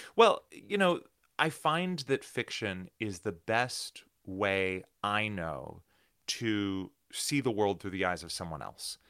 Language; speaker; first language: English; native; English